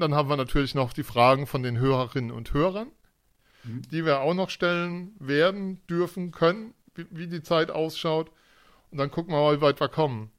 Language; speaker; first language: German; native; German